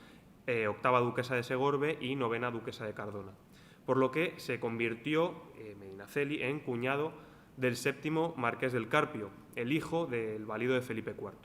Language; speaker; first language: Spanish; native; Spanish